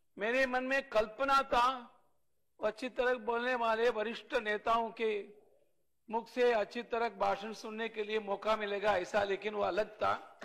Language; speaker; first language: Hindi; non-native, local second language; Tamil